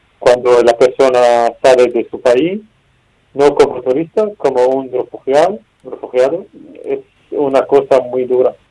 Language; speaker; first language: Spanish; non-native, learner; Arabic